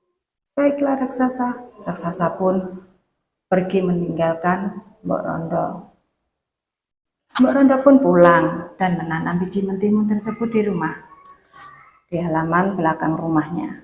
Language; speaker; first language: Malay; non-native, local second language; Javanese